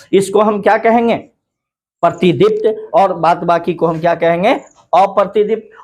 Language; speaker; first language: Hindi; native; Hindi